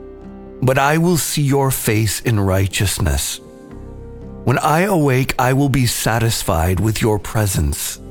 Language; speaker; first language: English; native; English